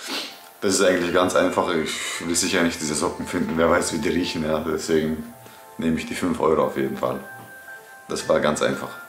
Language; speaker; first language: German; early bilingual, other home language; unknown